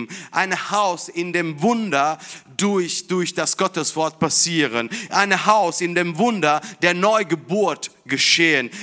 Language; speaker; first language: German; non-native, fluent; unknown